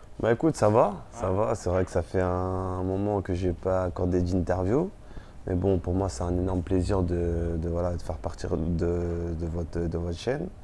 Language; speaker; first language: French; early bilingual, other home language; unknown